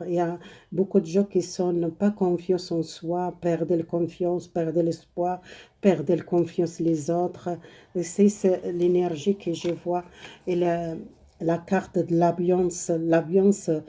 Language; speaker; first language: French; non-native, learner; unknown